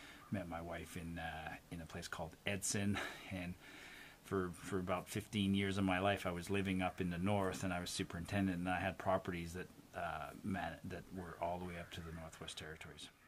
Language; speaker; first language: English; non-native, local second language; French